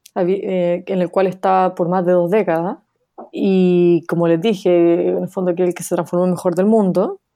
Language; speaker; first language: Spanish; native; Spanish